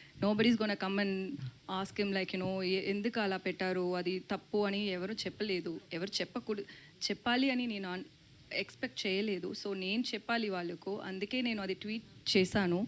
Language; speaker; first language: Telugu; non-native, learner; Tamil